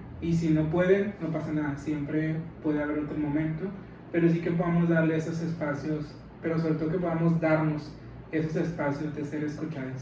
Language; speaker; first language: Spanish; native; Spanish